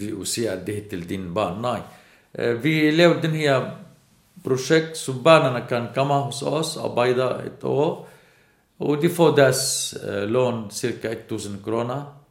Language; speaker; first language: Danish; non-native, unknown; Arabic